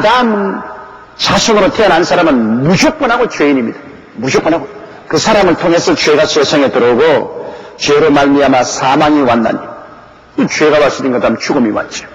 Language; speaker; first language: Korean; native; Korean